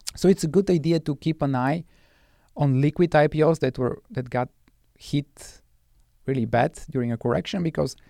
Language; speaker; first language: English; non-native, fluent; Bulgarian